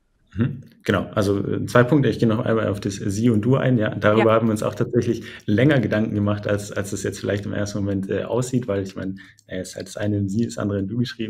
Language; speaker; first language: German; native; German